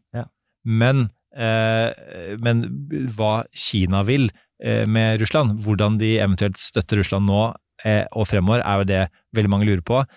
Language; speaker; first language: Norwegian; native; Norwegian